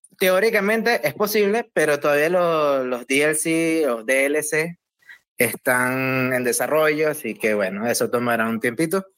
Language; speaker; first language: Spanish; native; Spanish